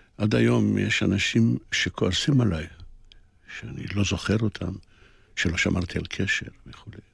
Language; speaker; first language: Hebrew; early bilingual, other home language; Polish